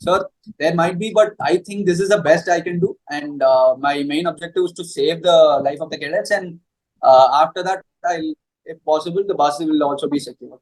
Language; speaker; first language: English; non-native, local second language; Hindi